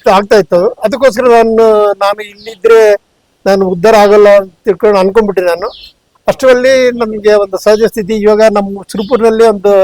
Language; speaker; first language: Kannada; native; Kannada